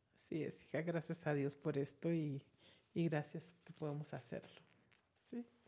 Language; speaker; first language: Spanish; native; Spanish